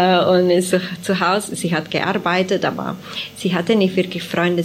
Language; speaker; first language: German; non-native, fluent; Italian